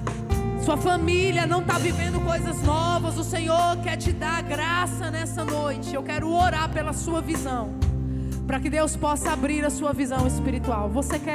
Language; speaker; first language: Portuguese; native; Portuguese